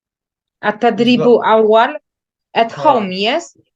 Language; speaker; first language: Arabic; non-native, learner; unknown